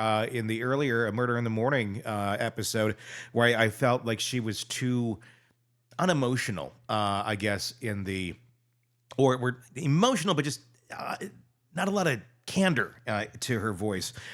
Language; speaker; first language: English; native; English